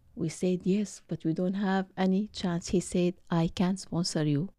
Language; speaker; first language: English; non-native, learner; Arabic